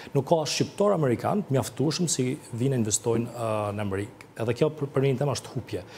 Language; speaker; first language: Albanian; early bilingual, heritage; Albanian